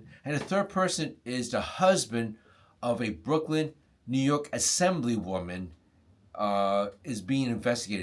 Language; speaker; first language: English; non-native, fluent; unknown